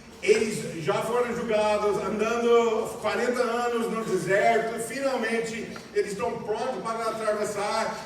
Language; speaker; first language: Portuguese; non-native, fluent; English